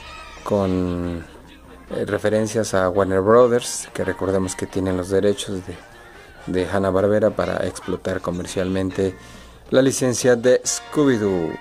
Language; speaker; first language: Spanish; native; Spanish